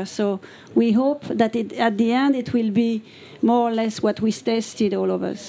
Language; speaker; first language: English; non-native, fluent; French